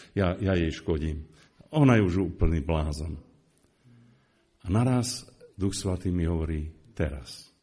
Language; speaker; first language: Slovak; native; Slovak